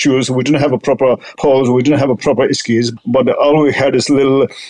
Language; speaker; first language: English; non-native, local second language; Sherpa